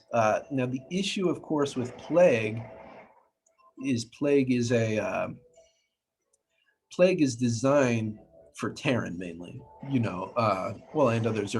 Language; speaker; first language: English; native; English